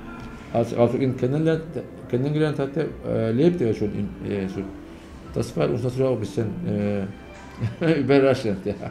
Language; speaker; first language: German; non-native, fluent; Turkish